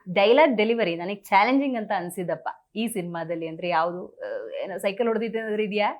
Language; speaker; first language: Kannada; native; Kannada